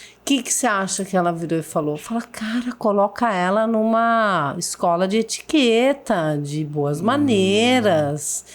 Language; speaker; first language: Portuguese; early bilingual, other home language; Spanish